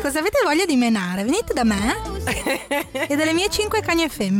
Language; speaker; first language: Italian; native; Italian